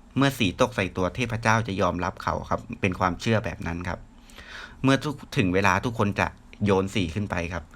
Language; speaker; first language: Thai; native; Thai